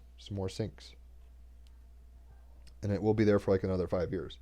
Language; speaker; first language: English; native; English